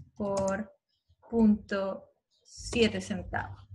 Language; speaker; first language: Spanish; native; Spanish